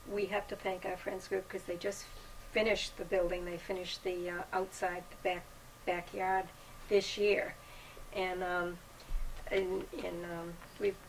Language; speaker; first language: English; native; English